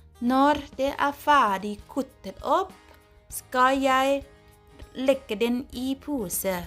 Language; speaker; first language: Norwegian; non-native, learner; Thai